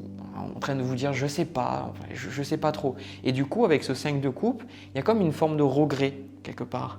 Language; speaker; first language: French; native; French